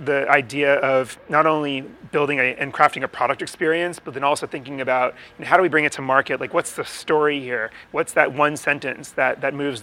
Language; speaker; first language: English; native; English